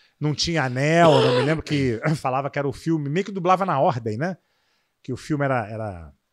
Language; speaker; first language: Portuguese; native; Portuguese